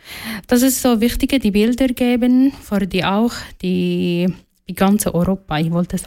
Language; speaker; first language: German; non-native, learner; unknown